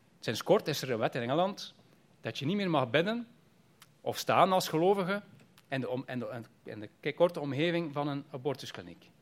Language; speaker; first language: Dutch; native; Dutch